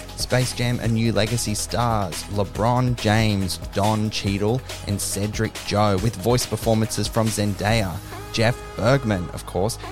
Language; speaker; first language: English; native; English